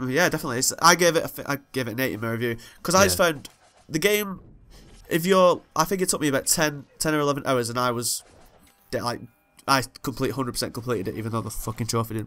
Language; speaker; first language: English; native; English